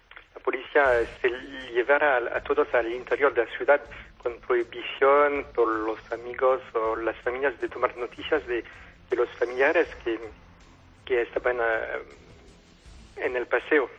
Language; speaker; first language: Spanish; non-native, fluent; French